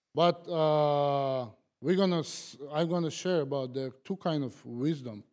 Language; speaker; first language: English; non-native, learner; Kazakh